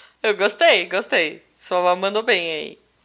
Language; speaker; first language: Portuguese; native; Portuguese